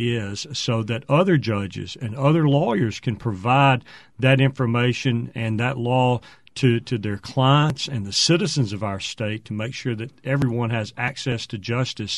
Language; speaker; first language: English; native; English